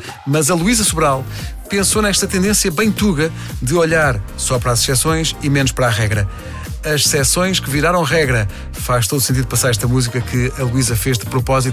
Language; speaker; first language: Portuguese; native; Portuguese